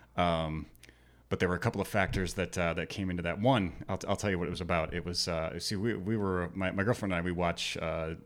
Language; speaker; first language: English; native; English